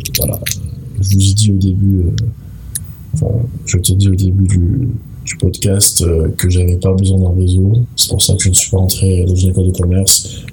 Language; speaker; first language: French; non-native, local second language; Arabic